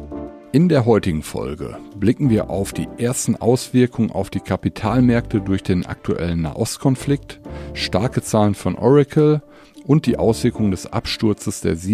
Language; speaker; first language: German; native; German